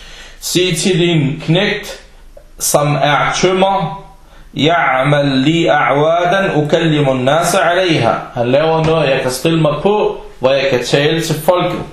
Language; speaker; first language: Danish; early bilingual, other home language; Arabic